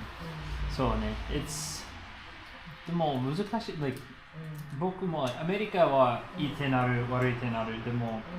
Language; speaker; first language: Japanese; non-native, learner; English